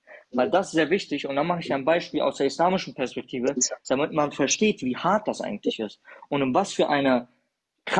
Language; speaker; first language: German; early bilingual, other home language; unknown